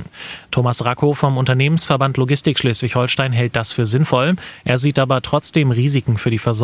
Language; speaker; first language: German; native; German